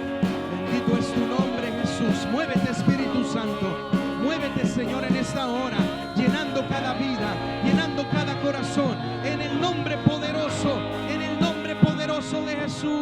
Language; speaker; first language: Spanish; native; Spanish